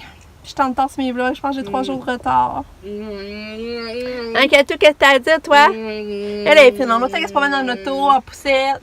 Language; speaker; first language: French; native; French